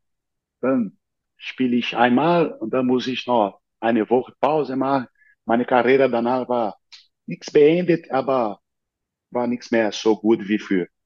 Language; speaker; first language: German; non-native, fluent; Portuguese